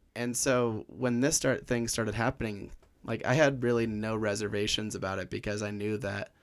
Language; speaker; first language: English; native; English